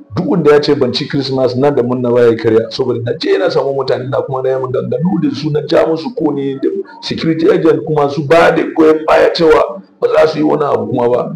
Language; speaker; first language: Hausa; non-native, local second language; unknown